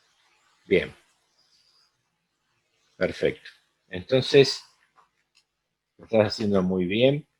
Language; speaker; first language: Spanish; native; Spanish